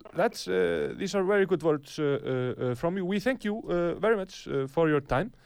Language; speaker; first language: English; non-native, fluent; Icelandic